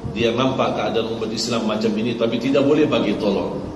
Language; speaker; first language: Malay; non-native, fluent; Arabic